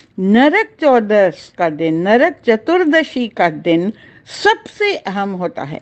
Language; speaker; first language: Hindi; native; Hindi